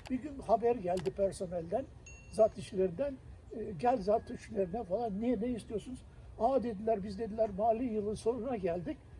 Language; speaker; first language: Turkish; native; Turkish